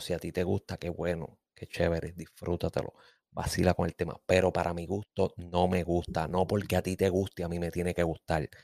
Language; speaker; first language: Spanish; native; Spanish